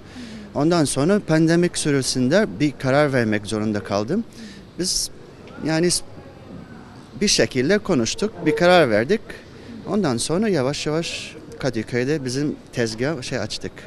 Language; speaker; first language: Turkish; non-native, fluent; Japanese